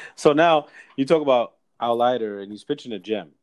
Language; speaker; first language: English; native; English